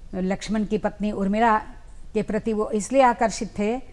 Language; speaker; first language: Hindi; native; Hindi